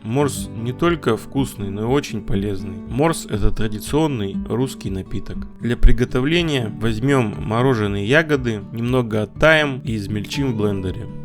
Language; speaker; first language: Russian; native; Russian